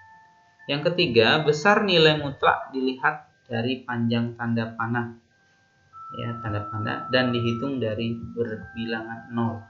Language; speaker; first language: Indonesian; native; Indonesian